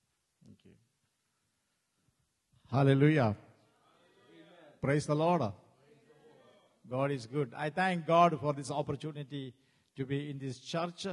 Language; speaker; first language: English; non-native, local second language; Malayalam